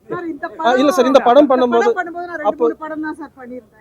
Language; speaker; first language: Tamil; non-native, fluent; Telugu